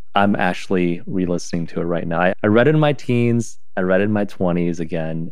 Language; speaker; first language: English; non-native, fluent; Chinese